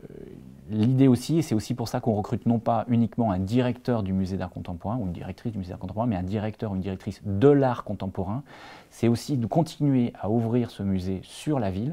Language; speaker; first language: French; native; French